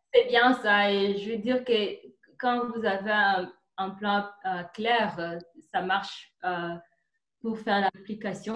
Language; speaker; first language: French; non-native, fluent; Kinyarwanda